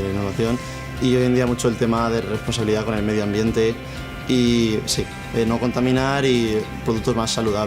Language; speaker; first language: Spanish; native; Spanish